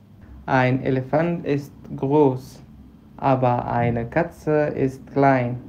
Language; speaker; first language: German; non-native, fluent; Pashto